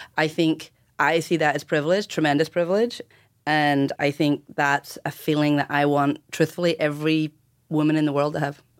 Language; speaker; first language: English; native; English